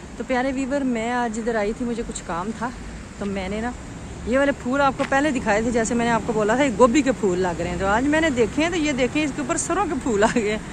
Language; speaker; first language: Urdu; native; Urdu